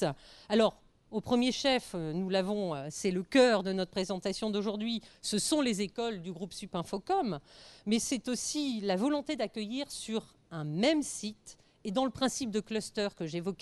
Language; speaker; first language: French; native; French